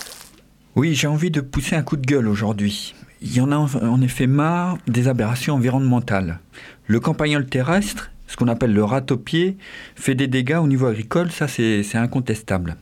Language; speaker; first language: French; native; French